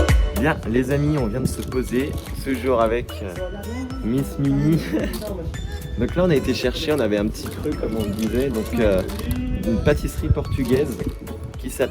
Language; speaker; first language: French; native; French